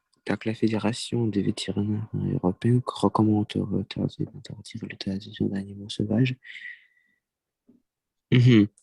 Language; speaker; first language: French; non-native, learner; Russian